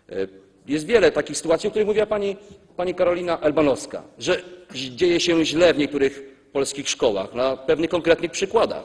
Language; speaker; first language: Polish; native; Polish